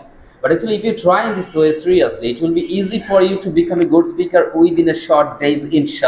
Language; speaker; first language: English; non-native, fluent; Bangla